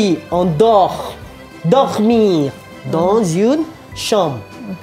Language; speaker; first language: French; non-native, learner; Malay